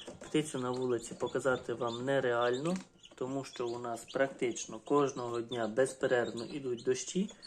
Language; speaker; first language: Ukrainian; non-native, local second language; Russian